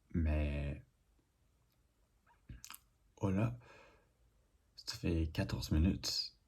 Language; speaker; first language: French; non-native, learner; English